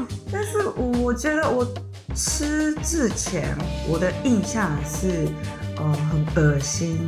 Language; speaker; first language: Chinese; non-native, learner; Japanese